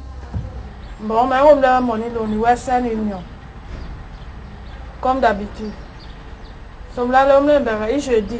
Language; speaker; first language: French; non-native, local second language; Lingala